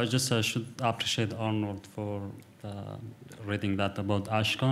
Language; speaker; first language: English; non-native, fluent; Kurdish